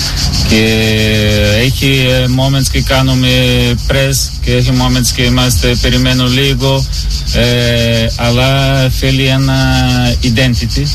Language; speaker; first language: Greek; non-native, learner; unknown